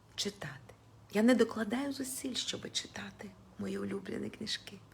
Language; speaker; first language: Ukrainian; non-native, local second language; Russian